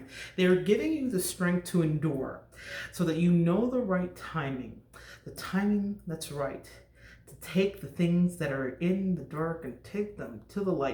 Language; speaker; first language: English; native; English